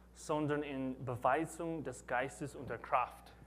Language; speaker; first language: German; non-native, learner; English